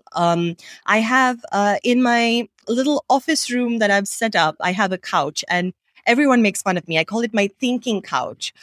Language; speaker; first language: English; non-native, local second language; Sinhala